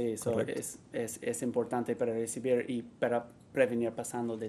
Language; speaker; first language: Spanish; non-native, learner; English